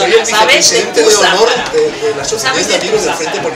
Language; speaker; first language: Spanish; native; Spanish